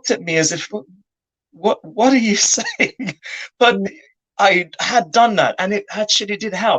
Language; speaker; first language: English; native; English